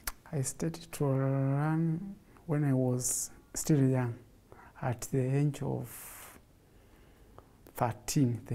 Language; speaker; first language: English; non-native, local second language; Kamba